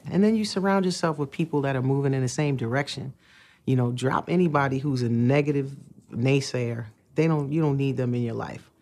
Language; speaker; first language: English; native; English